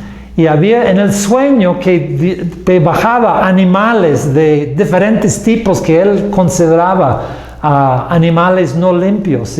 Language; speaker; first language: Spanish; non-native, fluent; English